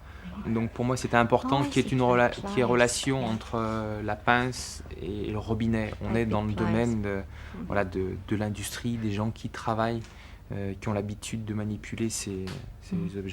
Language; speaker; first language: French; native; French